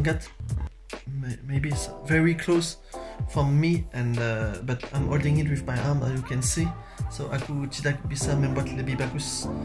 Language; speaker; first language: English; non-native, learner; French